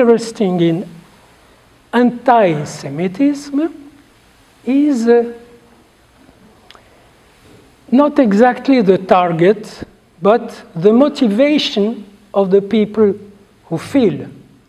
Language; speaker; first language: English; non-native, fluent; Arabic